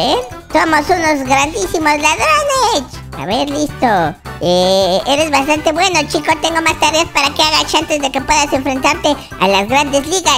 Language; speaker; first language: Spanish; native; Spanish